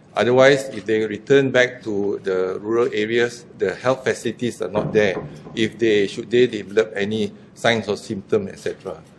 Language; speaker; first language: English; non-native, local second language; Malay